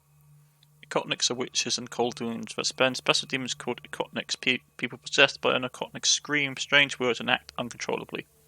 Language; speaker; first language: English; native; English